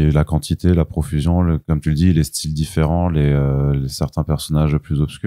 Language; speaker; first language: French; native; French